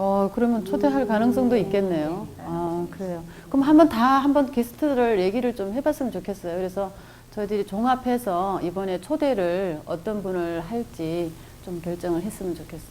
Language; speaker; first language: Korean; native; Korean